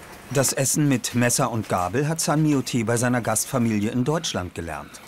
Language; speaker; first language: German; native; German